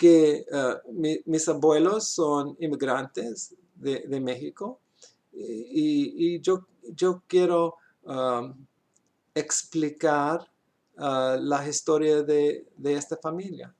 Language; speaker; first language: Spanish; non-native, learner; English